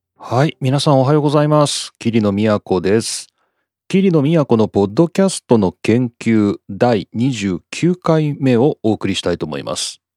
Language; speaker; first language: Japanese; native; Japanese